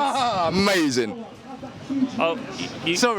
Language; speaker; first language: English; native; English